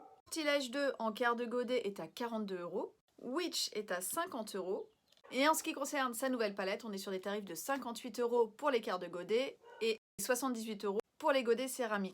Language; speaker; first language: French; native; French